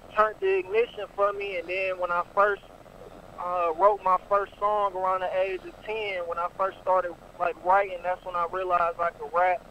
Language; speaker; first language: English; native; English